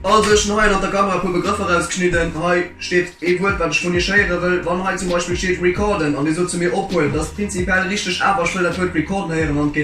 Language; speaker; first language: German; non-native, local second language; Luxembourgish